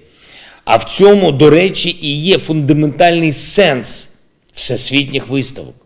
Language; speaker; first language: Ukrainian; non-native, local second language; Russian